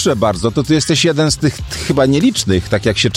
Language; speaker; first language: Polish; native; Polish